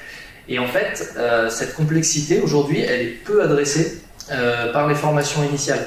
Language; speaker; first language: French; native; French